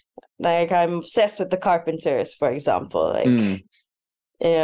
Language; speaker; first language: English; non-native, local second language; Malay